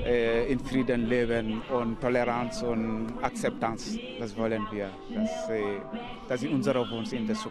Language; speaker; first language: German; non-native, learner; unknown